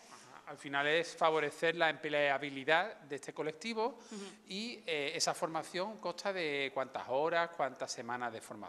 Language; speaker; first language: Spanish; native; Spanish